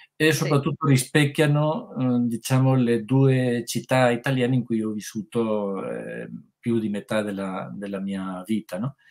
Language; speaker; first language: Italian; non-native, fluent; Spanish